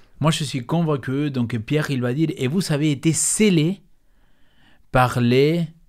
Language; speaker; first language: French; non-native, fluent; Spanish